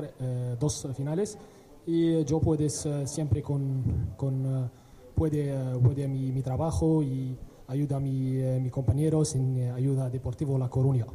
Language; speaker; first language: Spanish; non-native, learner; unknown